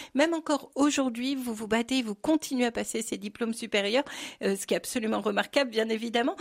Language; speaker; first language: French; native; French